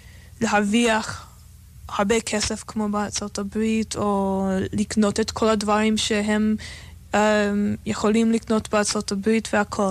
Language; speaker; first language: Hebrew; non-native, fluent; English